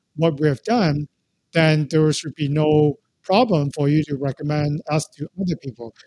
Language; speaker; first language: English; non-native, local second language; Cantonese